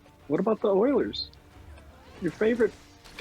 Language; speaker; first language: English; native; English